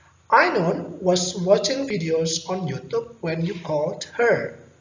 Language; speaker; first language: English; non-native, fluent; Indonesian